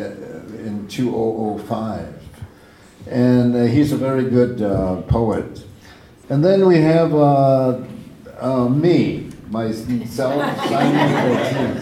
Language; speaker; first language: English; early bilingual, other home language; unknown